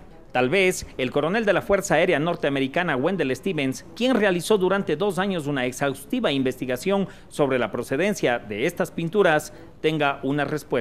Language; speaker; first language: Spanish; native; Spanish